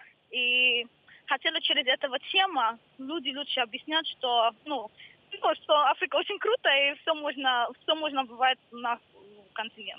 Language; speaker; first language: Ukrainian; non-native, learner; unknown